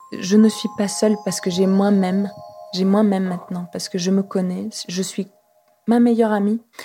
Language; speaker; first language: French; non-native, fluent; Russian